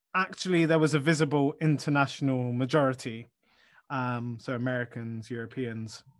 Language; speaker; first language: English; native; English